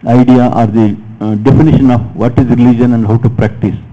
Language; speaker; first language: English; non-native, local second language; Kannada